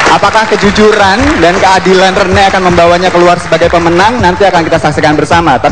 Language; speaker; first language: Indonesian; native; Indonesian